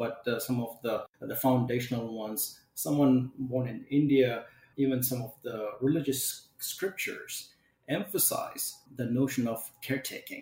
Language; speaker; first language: English; non-native, local second language; Tamil